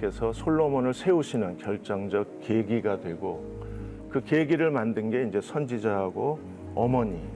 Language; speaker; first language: Korean; native; Korean